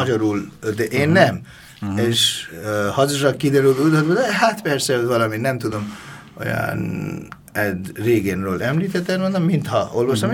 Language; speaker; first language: Hungarian; non-native, fluent; Bangla